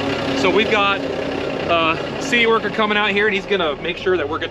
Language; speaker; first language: English; native; English